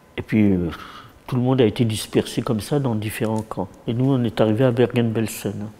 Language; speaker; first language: French; early bilingual, other home language; Yiddish